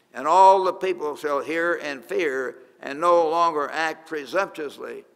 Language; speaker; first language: English; native; English